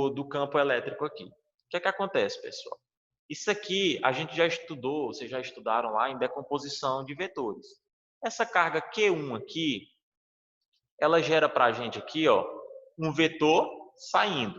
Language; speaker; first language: Portuguese; native; Portuguese